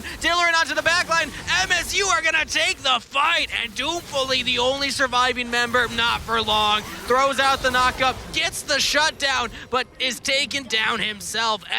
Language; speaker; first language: English; native; English